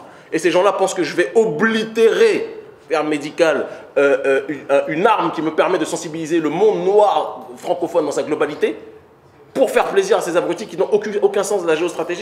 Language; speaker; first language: French; native; French